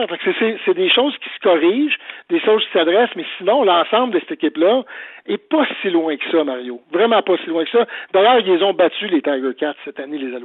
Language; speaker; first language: French; native; French